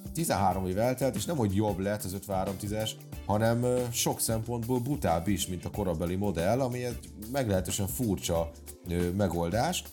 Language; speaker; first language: Hungarian; native; Hungarian